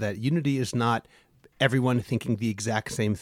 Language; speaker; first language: English; native; English